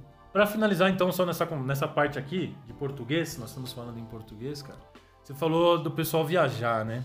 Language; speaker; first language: Portuguese; native; Portuguese